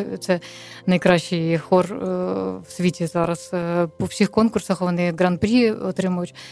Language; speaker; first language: Ukrainian; non-native, local second language; Russian